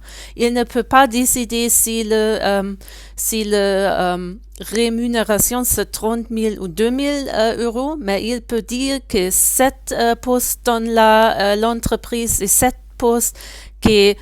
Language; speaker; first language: French; non-native, learner; German